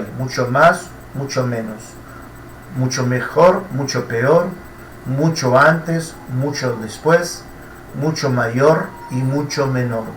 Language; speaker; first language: Spanish; non-native, fluent; Portuguese